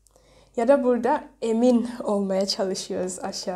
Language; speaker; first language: Turkish; non-native, learner; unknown